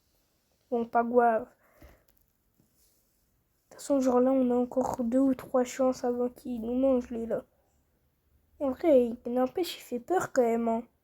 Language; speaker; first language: French; native; French